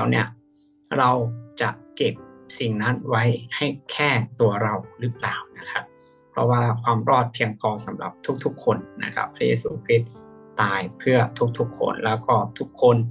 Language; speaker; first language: Thai; native; Thai